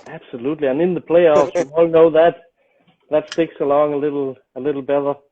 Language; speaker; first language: English; non-native, fluent; Danish